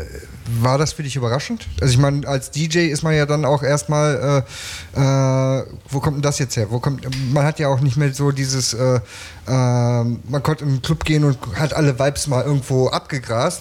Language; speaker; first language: German; native; German